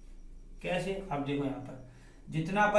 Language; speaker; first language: Hindi; native; Hindi